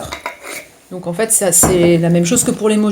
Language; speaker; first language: French; native; French